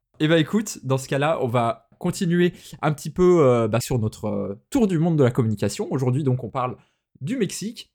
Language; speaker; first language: French; native; French